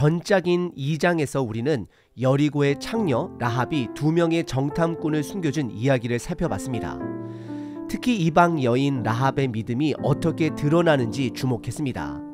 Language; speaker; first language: Korean; native; Korean